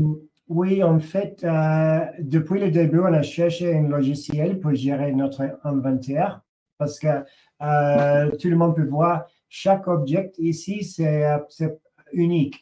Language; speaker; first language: French; non-native, learner; English